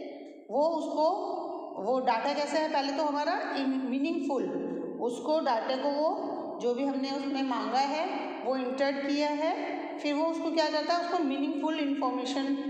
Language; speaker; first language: Hindi; native; Hindi